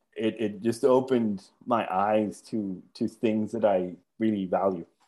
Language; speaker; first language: English; non-native, fluent; Spanish